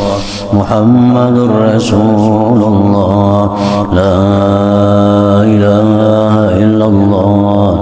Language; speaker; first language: Indonesian; non-native, local second language; Banjar